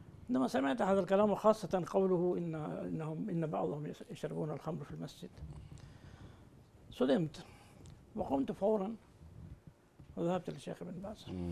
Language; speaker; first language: Arabic; non-native, fluent; Urdu